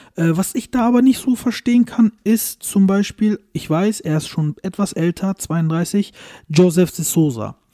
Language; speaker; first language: German; early bilingual, other home language; Turkish